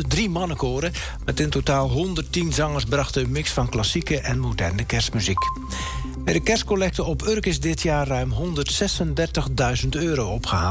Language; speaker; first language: Dutch; native; Dutch